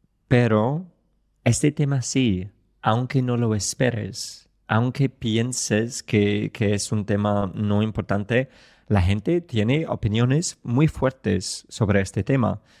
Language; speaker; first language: Spanish; non-native, fluent; English